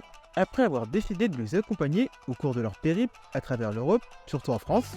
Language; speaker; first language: French; native; French